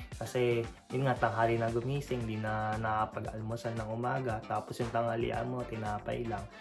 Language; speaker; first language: Filipino; native; Filipino